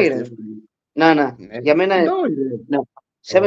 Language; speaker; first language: Greek; early bilingual, heritage; Greek